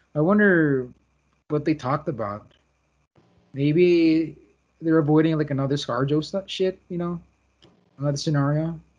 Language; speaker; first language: English; non-native, local second language; Filipino